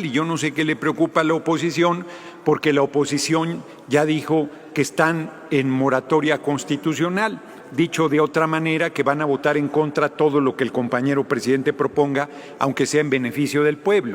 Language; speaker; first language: Spanish; native; Spanish